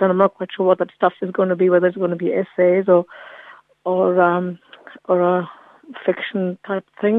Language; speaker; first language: English; native; English